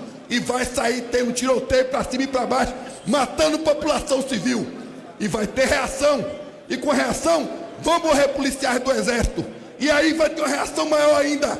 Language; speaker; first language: Portuguese; native; Portuguese